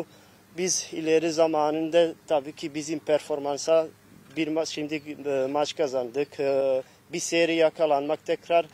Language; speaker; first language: Turkish; non-native, fluent; Bosnian